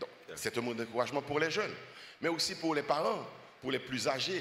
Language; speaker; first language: French; non-native, local second language; Haitian Creole